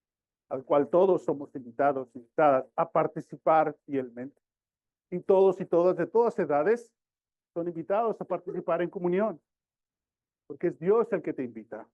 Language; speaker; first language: Spanish; early bilingual, heritage; Spanish